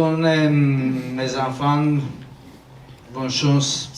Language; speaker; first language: French; non-native, learner; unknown